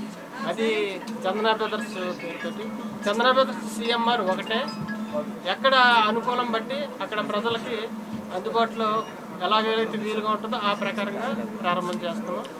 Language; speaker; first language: Telugu; native; Telugu